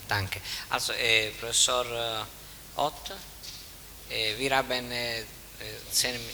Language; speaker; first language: German; non-native, fluent; Italian